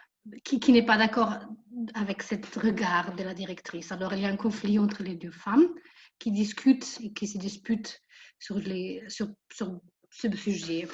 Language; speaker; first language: French; non-native, fluent; German